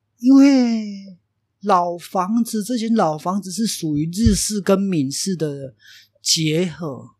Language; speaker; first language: Chinese; native; Chinese